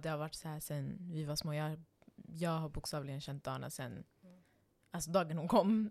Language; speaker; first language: Swedish; non-native, local second language; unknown